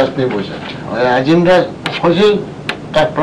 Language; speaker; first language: Russian; non-native, learner; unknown